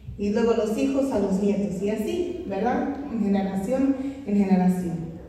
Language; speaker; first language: Spanish; non-native, fluent; English